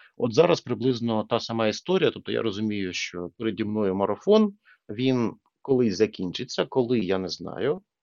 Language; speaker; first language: Ukrainian; non-native, local second language; Russian